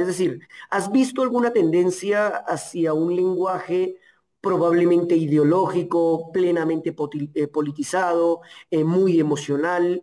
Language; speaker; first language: Spanish; native; Spanish